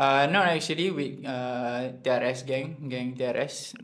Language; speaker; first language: English; non-native, local second language; Malay